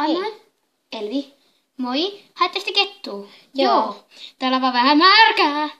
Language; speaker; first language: Finnish; native; Finnish